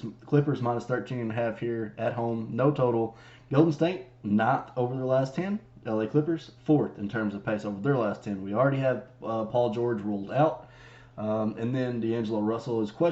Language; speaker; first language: English; native; English